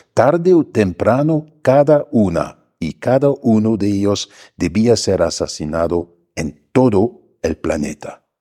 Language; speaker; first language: Spanish; non-native, fluent; German